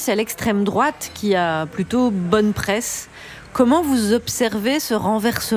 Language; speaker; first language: French; native; French